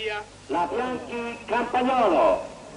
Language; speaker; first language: Italian; native; Italian